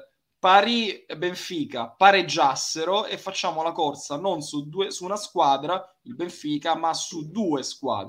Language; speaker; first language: Italian; native; Italian